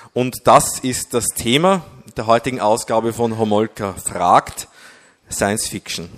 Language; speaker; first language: German; native; German